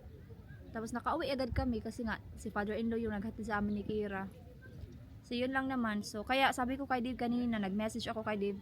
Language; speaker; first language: Filipino; native; Filipino